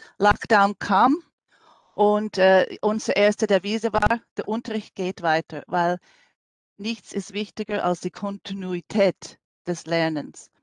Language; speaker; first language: German; non-native, fluent; English